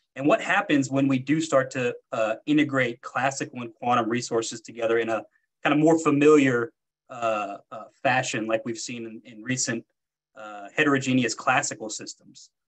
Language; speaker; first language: English; native; English